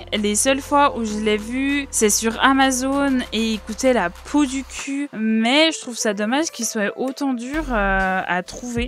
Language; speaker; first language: French; native; French